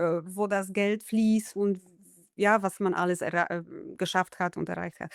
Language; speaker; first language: German; non-native, fluent; Polish